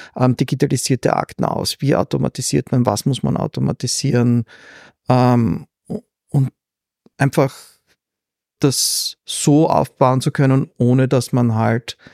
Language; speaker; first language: German; native; German